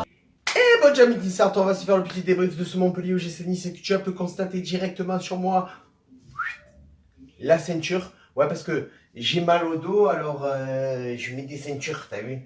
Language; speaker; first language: French; native; French